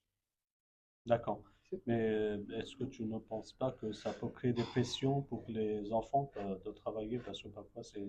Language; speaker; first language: French; non-native, fluent; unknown